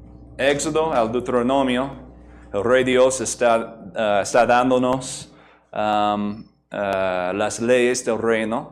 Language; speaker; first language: Spanish; non-native, fluent; English